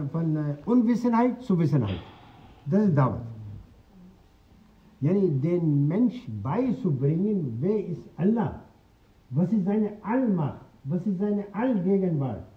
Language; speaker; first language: German; non-native, fluent; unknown